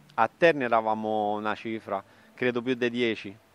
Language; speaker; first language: Italian; native; Italian